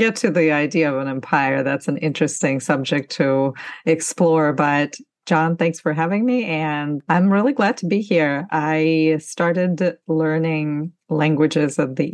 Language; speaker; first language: English; non-native, fluent; Ukrainian